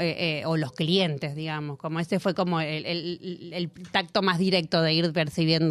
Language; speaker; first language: Spanish; native; Spanish